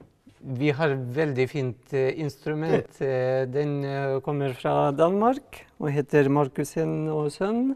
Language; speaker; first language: Norwegian; non-native, fluent; Russian